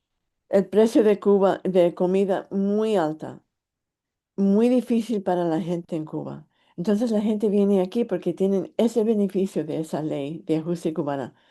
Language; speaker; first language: Spanish; early bilingual, heritage; English